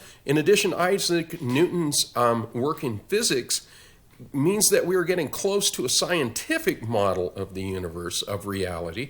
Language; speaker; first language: English; native; English